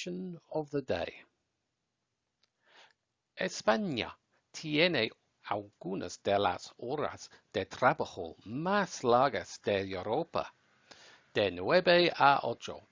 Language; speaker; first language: Spanish; non-native, learner; English